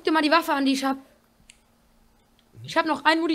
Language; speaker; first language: German; native; German